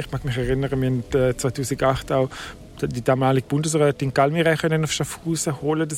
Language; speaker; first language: German; native; German